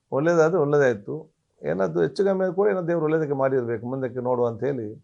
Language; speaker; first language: Kannada; non-native, local second language; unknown